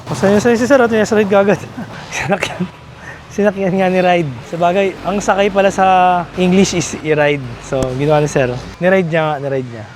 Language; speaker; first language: Filipino; native; Filipino